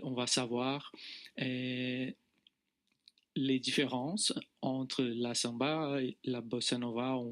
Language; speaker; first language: French; non-native, fluent; Portuguese